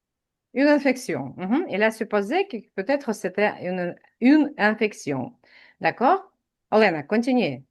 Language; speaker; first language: French; non-native, fluent; Ukrainian